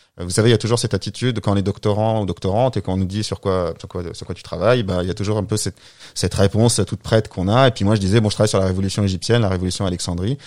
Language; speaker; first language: French; non-native, fluent; Arabic